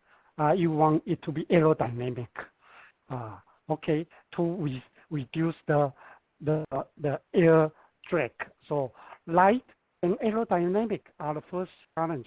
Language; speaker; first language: English; non-native, fluent; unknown